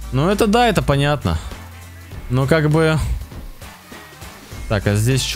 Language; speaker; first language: Russian; native; Russian